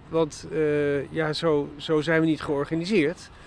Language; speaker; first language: Dutch; native; Dutch